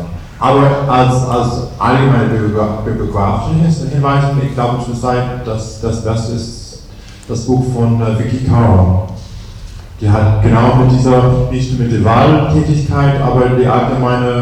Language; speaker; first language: German; non-native, fluent; English